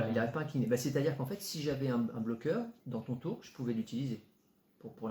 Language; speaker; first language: French; native; French